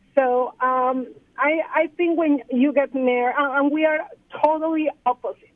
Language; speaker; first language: English; non-native, fluent; Spanish